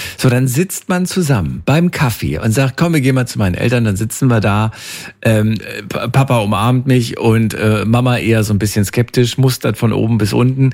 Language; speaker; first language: German; native; German